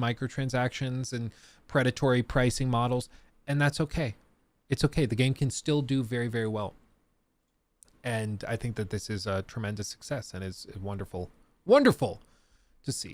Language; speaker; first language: English; native; English